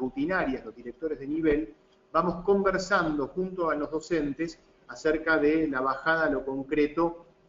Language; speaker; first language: Spanish; native; Spanish